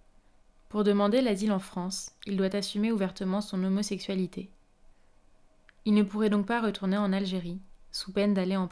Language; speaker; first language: French; native; French